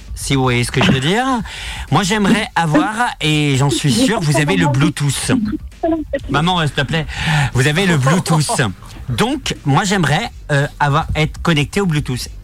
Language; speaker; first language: French; native; French